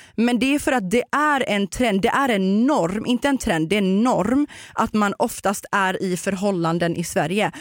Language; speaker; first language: Swedish; early bilingual, other home language; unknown